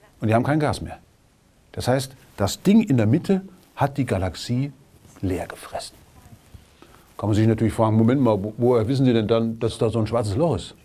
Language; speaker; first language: German; native; German